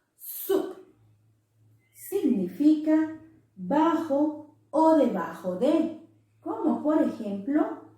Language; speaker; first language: Spanish; non-native, local second language; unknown